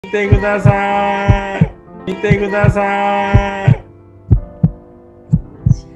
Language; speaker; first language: Japanese; non-native, fluent; Korean